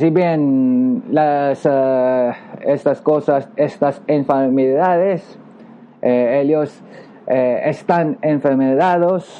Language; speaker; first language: Spanish; non-native, learner; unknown